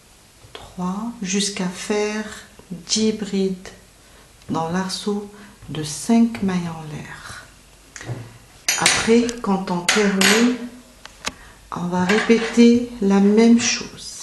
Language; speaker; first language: French; native; French